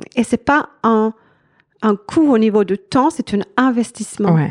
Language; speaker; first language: French; non-native, fluent; Swedish